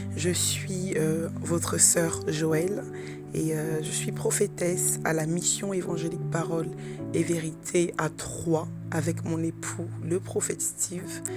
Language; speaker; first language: French; early bilingual, other home language; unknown